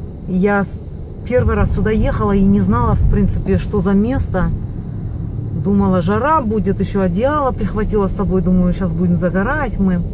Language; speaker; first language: Russian; native; Russian